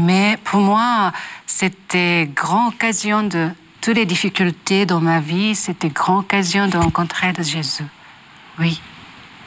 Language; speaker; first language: French; non-native, learner; Japanese